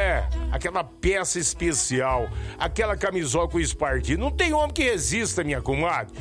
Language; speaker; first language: Portuguese; native; Portuguese